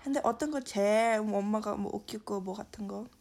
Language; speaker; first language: Korean; early bilingual, heritage; Korean